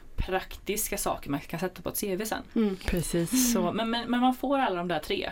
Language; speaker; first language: Swedish; native; Swedish